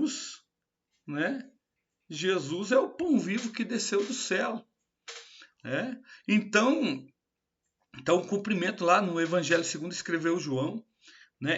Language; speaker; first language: Portuguese; native; Portuguese